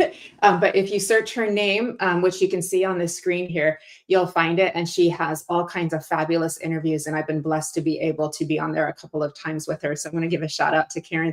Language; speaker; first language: English; native; English